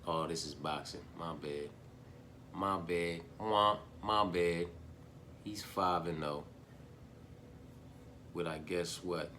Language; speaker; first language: English; native; English